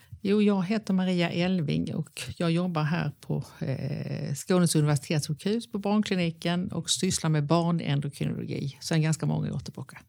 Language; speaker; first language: Swedish; native; Swedish